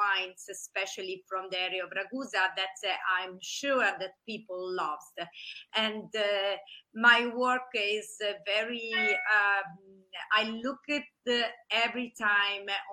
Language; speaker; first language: English; non-native, fluent; Italian